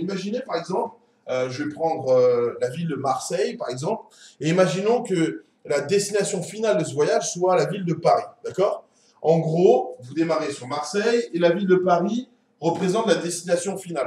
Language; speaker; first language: French; native; French